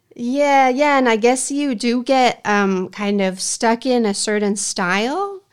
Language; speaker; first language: English; non-native, fluent; Spanish